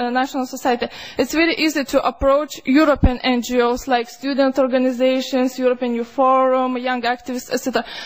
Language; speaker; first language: English; non-native, fluent; Lithuanian